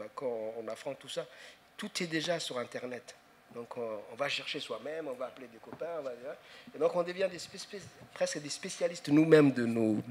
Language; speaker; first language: French; non-native, local second language; Somali